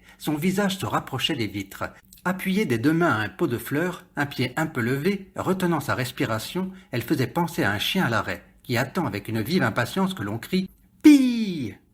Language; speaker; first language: French; native; French